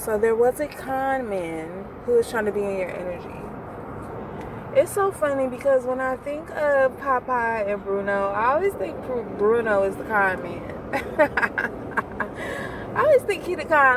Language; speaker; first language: English; native; English